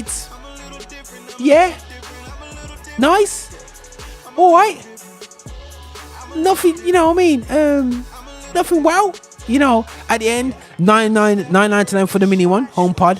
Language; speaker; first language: English; native; English